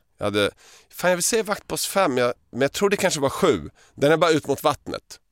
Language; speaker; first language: Swedish; early bilingual, other home language; Serbian